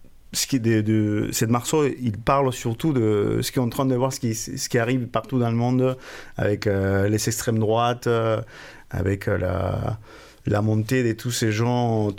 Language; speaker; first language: French; non-native, fluent; Spanish